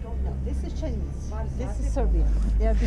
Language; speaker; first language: English; non-native, learner; Serbian